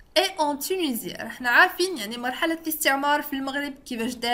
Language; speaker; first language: French; non-native, local second language; Arabic